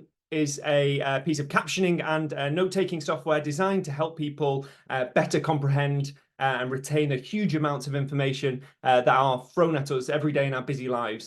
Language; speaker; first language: English; native; English